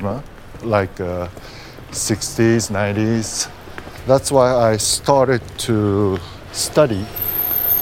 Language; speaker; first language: English; non-native, fluent; Japanese